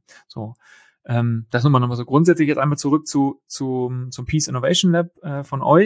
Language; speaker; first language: German; native; German